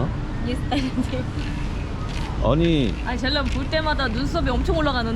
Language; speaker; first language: Korean; native; Korean